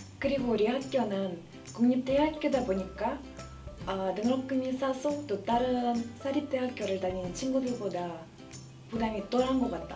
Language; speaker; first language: Korean; non-native, learner; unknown